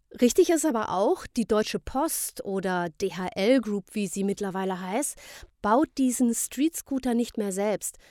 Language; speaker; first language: German; native; German